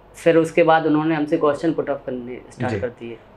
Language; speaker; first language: Hindi; native; Hindi